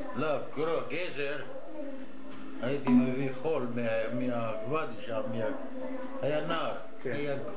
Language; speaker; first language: Hebrew; non-native, fluent; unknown